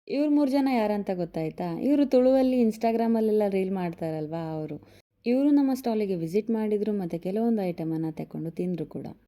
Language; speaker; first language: Kannada; non-native, local second language; Tulu